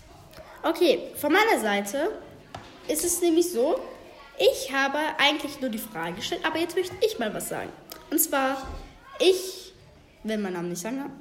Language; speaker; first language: German; native; German